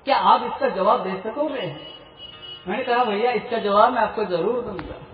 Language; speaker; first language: Hindi; non-native, local second language; Marathi